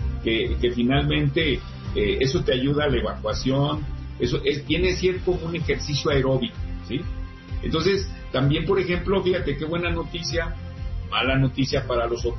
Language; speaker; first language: Spanish; native; Spanish